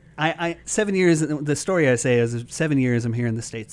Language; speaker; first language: English; native; English